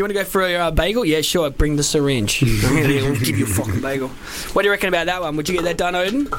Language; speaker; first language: English; native; English